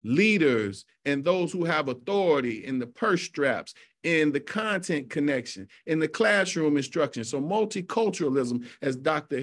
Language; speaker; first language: English; native; English